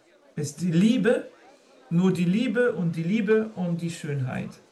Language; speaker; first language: German; non-native, learner; French